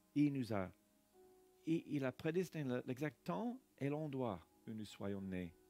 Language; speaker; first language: French; non-native, fluent; English